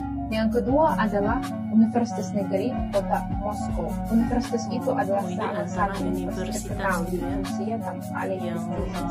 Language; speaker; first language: Indonesian; non-native, fluent; Russian